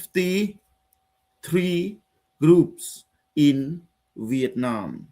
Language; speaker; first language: English; non-native, learner; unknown